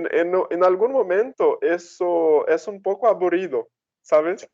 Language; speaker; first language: Spanish; non-native, fluent; Portuguese